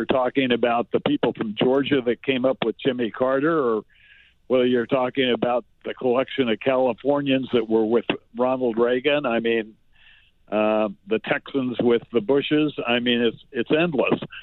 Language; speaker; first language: English; native; English